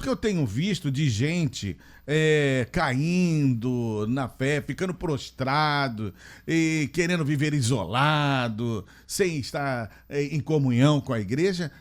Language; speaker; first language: Portuguese; native; Portuguese